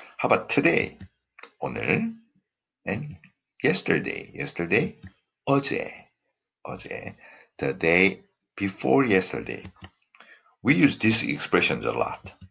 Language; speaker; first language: English; non-native, fluent; Korean